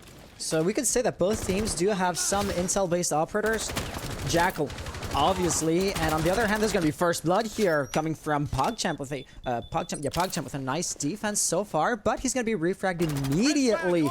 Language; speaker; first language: English; non-native, local second language; French